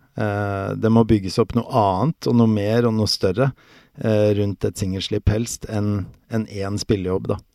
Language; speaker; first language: Norwegian; native; Norwegian